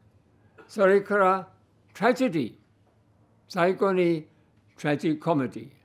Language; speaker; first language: Japanese; non-native, fluent; English